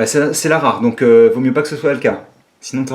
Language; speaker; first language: French; native; French